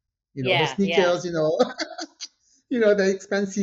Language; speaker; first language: English; non-native, fluent; French